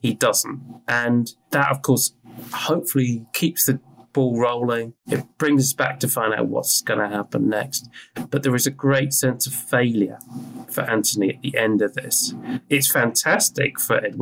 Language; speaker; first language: English; native; English